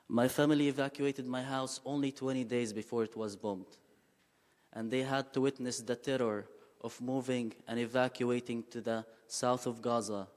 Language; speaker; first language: English; non-native, fluent; Arabic